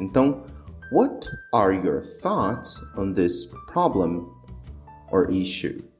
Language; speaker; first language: English; non-native, fluent; Portuguese